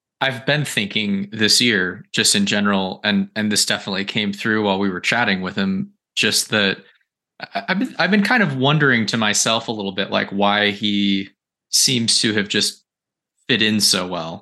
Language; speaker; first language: English; native; English